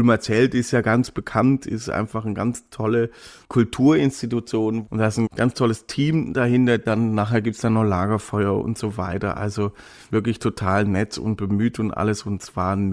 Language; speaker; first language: German; native; German